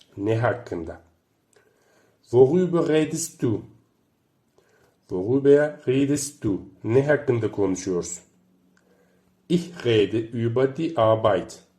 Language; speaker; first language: Turkish; native; Turkish